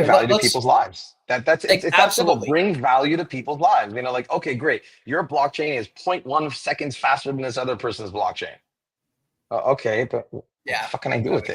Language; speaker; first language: English; native; English